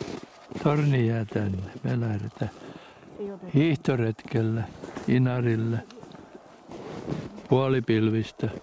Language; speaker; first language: Finnish; native; Finnish